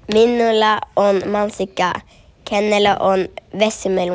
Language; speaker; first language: Finnish; early bilingual, heritage; Finnish